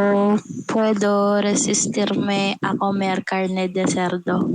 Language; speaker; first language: Spanish; non-native, learner; Filipino